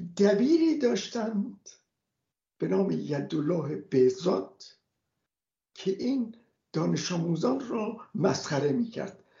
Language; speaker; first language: Persian; non-native, local second language; Kurdish